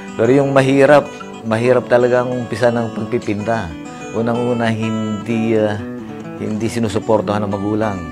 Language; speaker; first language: Filipino; native; Filipino